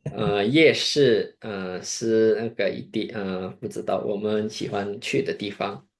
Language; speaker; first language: Chinese; non-native, fluent; Indonesian